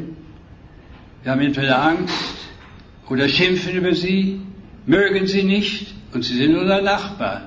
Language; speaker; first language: German; native; German